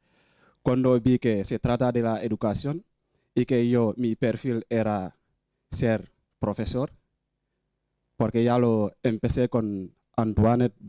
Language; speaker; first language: Spanish; non-native, fluent; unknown